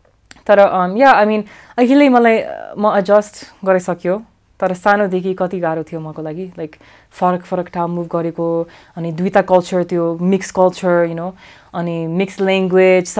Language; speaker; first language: Nepali; early bilingual, heritage; English